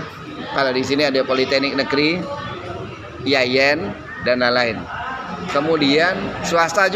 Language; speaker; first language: Indonesian; native; Indonesian